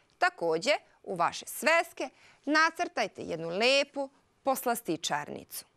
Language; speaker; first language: Serbian; non-native, local second language; Hungarian